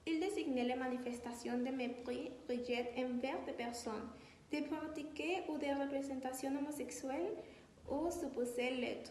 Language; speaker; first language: French; non-native, learner; Spanish